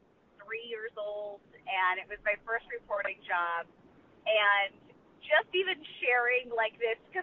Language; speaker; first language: English; native; English